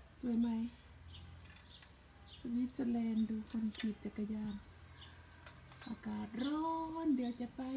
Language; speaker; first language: Thai; native; Thai